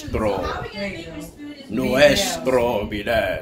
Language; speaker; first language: Spanish; non-native, learner; English